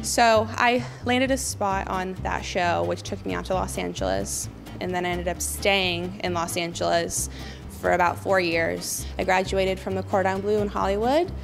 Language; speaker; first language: English; native; English